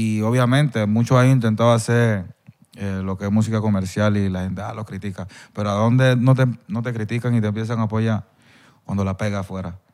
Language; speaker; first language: Spanish; native; Spanish